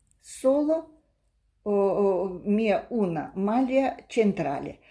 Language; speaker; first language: Italian; non-native, learner; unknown